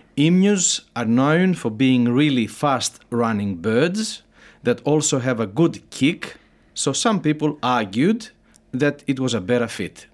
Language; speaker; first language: English; native; English